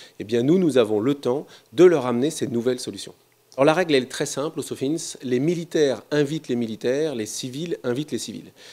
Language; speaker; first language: French; native; French